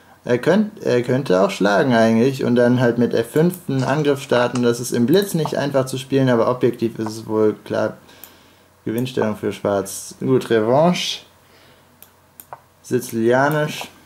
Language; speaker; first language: German; native; German